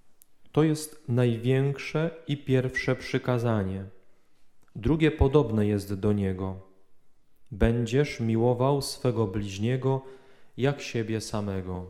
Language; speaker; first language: Polish; native; Polish